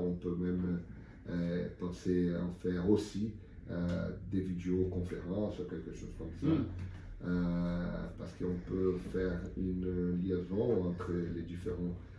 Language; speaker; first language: French; non-native, learner; Portuguese